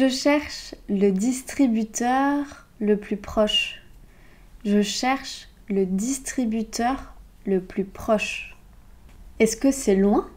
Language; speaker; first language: French; native; French